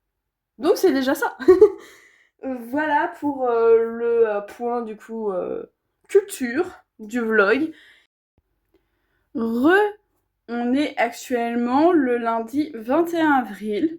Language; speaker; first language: French; native; French